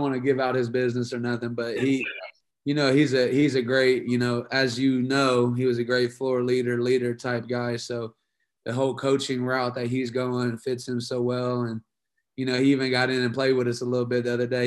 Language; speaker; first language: English; native; English